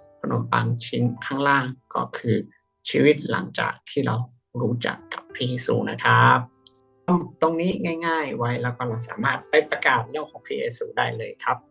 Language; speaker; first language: Thai; native; Thai